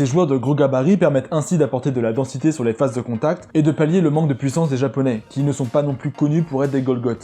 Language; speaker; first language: French; native; French